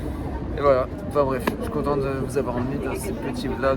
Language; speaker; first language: French; native; French